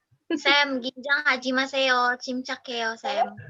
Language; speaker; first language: Korean; non-native, learner; Indonesian